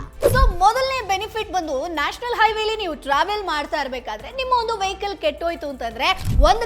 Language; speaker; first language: Kannada; native; Kannada